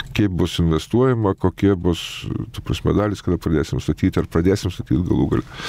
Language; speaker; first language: Lithuanian; native; Lithuanian